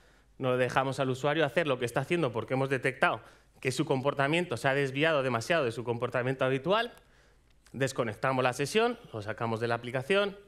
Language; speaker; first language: Spanish; native; Spanish